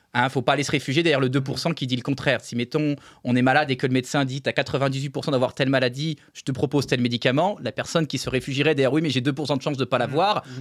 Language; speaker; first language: French; native; French